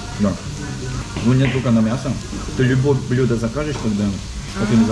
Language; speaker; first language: Russian; non-native, fluent; Korean